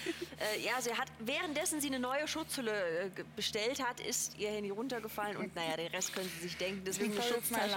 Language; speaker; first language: German; native; German